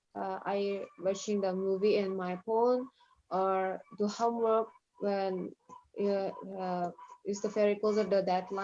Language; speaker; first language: English; non-native, learner; Indonesian